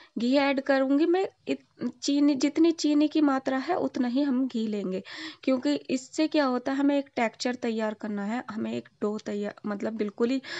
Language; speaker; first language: Hindi; native; Hindi